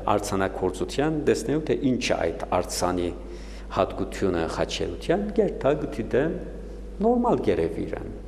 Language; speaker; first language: Armenian; native; Armenian